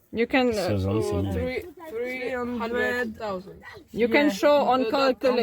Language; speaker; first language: English; non-native, learner; Ukrainian